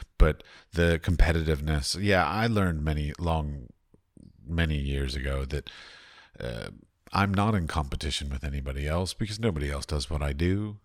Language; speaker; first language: English; native; English